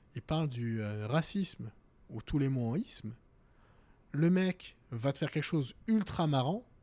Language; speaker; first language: French; native; French